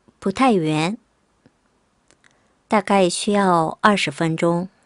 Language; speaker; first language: Chinese; non-native, fluent; Korean